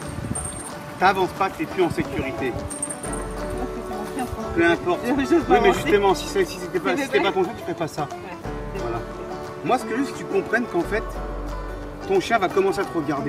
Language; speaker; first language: French; native; French